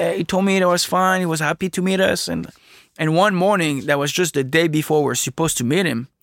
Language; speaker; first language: English; non-native, fluent; French